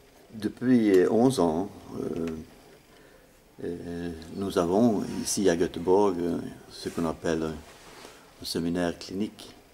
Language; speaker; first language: French; non-native, fluent; Swedish